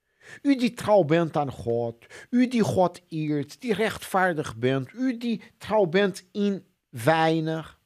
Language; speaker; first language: Dutch; non-native, fluent; Portuguese